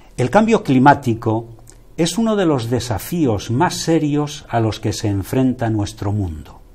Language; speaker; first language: Spanish; native; Spanish